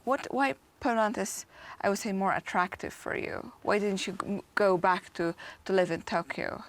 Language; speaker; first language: English; non-native, fluent; Polish